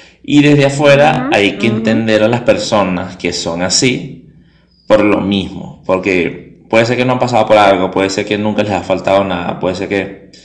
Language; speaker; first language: Spanish; native; Spanish